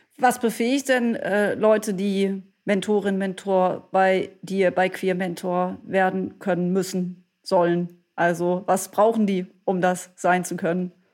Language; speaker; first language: German; native; German